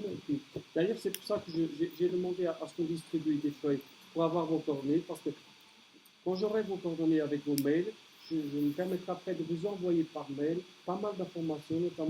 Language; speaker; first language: French; native; French